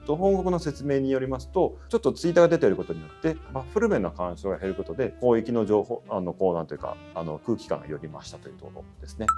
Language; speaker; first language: Japanese; native; Japanese